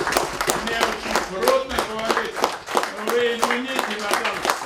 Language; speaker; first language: Russian; non-native, local second language; Avaric